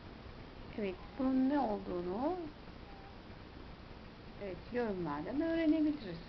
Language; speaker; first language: Turkish; native; Turkish